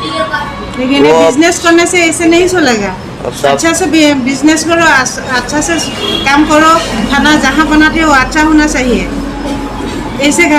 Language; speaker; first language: Hindi; non-native, local second language; Assamese